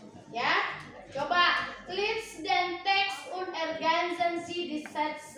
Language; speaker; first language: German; non-native, learner; Indonesian